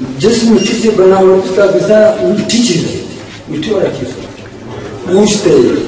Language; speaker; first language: Urdu; non-native, local second language; Pashto